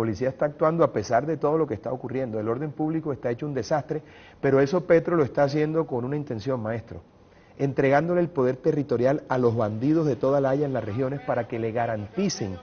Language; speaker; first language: Spanish; native; Spanish